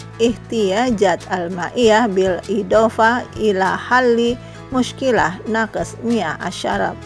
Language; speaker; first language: Arabic; non-native, fluent; Indonesian